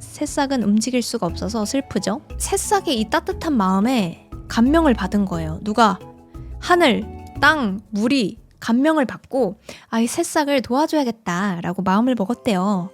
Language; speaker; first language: Korean; native; Korean